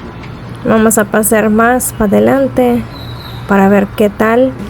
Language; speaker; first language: Spanish; non-native, fluent; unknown